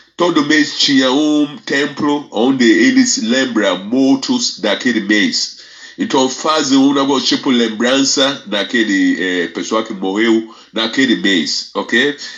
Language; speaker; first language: Portuguese; non-native, fluent; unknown